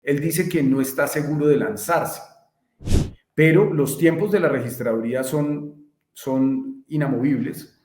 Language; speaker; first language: Spanish; native; Spanish